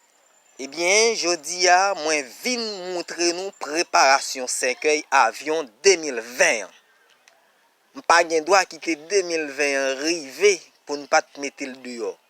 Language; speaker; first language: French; non-native, learner; Haitian Creole